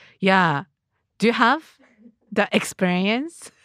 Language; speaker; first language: English; non-native, learner; Japanese